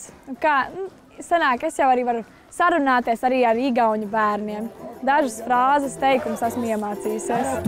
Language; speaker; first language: Latvian; native; Latvian